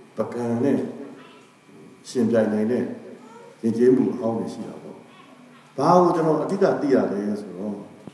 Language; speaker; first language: Burmese; native; Burmese